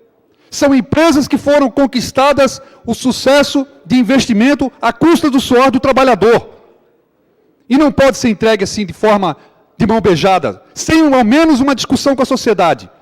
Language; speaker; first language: Portuguese; native; Portuguese